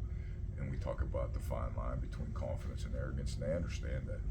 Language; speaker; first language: English; native; English